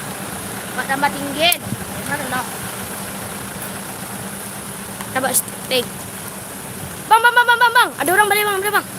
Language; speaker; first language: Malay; non-native, local second language; Minangkabau